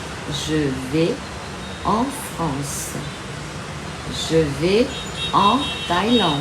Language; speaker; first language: French; non-native, fluent; Vietnamese